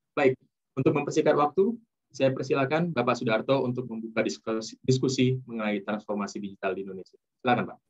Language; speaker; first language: Indonesian; native; Indonesian